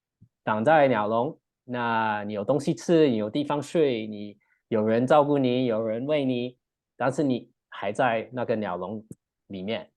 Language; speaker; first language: Chinese; early bilingual, heritage; English